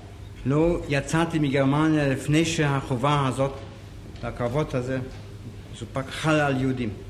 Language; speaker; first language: Hebrew; non-native, fluent; German